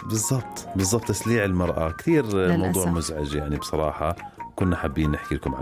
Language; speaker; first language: Arabic; native; Arabic